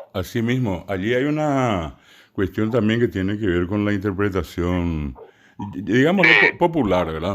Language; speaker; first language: Spanish; non-native, local second language; Guarani